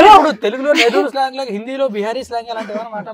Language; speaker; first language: Telugu; native; Telugu